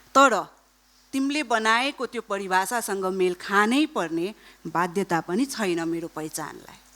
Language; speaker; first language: Nepali; non-native, local second language; Marwari